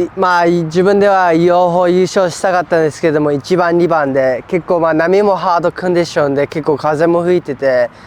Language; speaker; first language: Japanese; early bilingual, other home language; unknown